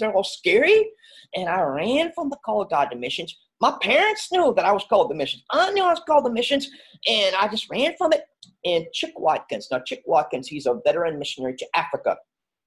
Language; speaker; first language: English; native; English